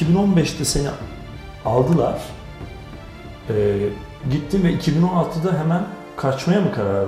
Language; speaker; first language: Turkish; native; Turkish